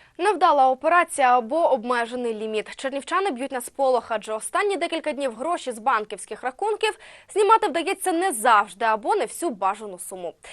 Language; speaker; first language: Ukrainian; native; Ukrainian